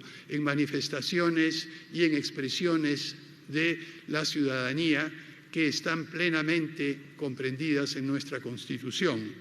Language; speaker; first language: Spanish; native; Spanish